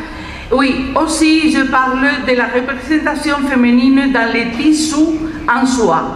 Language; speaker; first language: French; non-native, fluent; Spanish